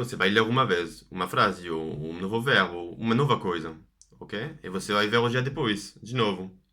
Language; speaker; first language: Portuguese; non-native, fluent; French